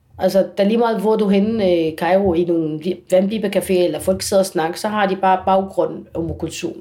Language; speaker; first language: Danish; non-native, fluent; Arabic